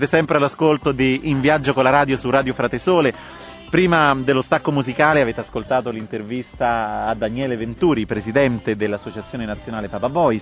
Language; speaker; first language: Italian; native; Italian